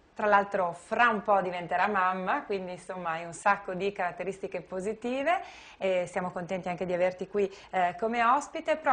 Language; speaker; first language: Italian; native; Italian